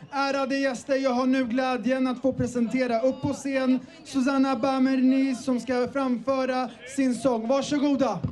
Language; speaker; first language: Swedish; early bilingual, other home language; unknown